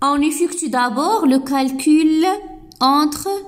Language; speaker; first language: French; non-native, local second language; Arabic